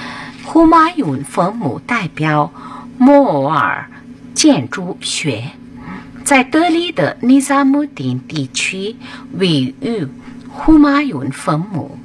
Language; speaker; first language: Chinese; non-native, fluent; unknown